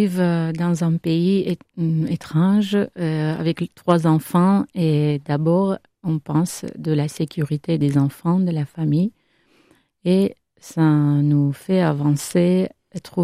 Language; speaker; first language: French; non-native, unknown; Armenian